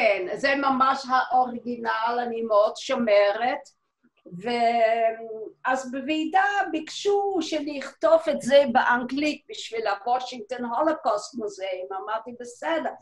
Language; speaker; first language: Hebrew; non-native, fluent; Dutch